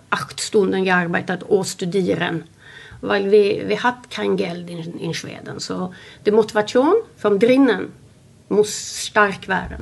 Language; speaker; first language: German; non-native, learner; Swedish